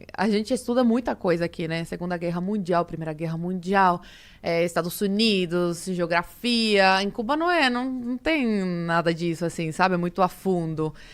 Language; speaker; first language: Portuguese; early bilingual, other home language; Spanish